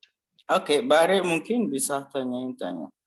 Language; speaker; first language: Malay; non-native, learner; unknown